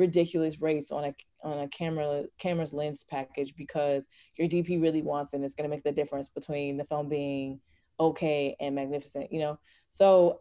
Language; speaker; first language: English; native; English